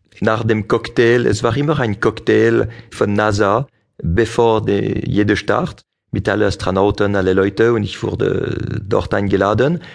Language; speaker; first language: German; non-native, local second language; French